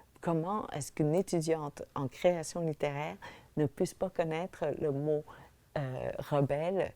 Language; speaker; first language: French; early bilingual, other home language; Vietnamese